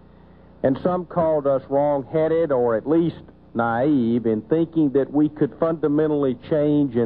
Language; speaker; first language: English; native; English